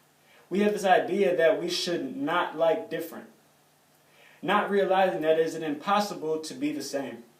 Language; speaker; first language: English; native; English